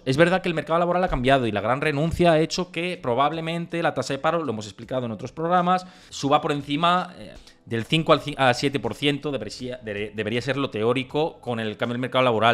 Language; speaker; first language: Spanish; native; Spanish